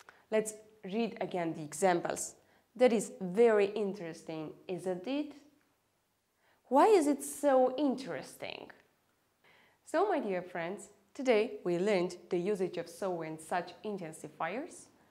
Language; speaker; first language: English; non-native, fluent; Armenian